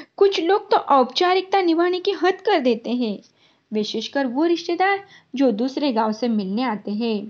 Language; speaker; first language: Hindi; non-native, local second language; Marathi